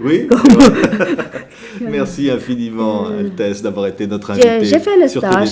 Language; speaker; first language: French; native; French